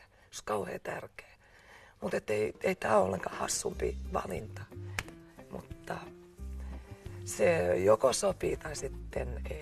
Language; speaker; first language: Finnish; native; Finnish